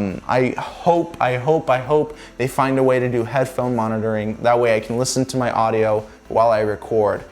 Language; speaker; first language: English; native; English